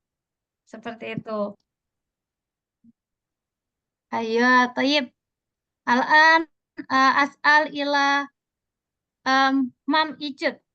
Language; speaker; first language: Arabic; non-native, fluent; Indonesian